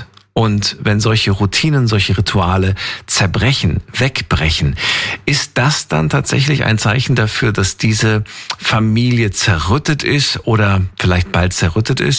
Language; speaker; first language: German; native; German